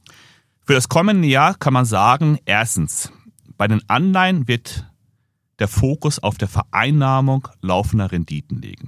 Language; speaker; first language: German; native; German